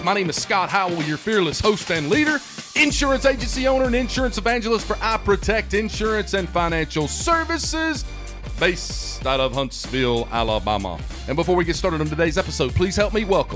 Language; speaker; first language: English; native; English